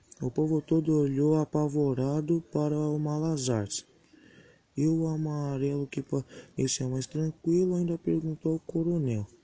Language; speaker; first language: Portuguese; native; Portuguese